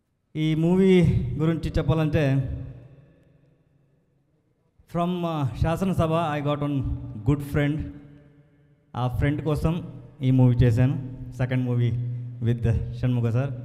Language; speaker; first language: Telugu; non-native, local second language; Kannada